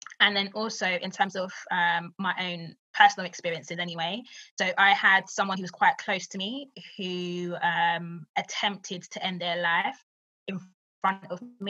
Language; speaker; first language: English; native; English